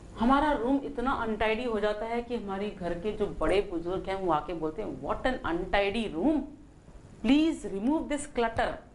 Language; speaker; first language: Hindi; native; Hindi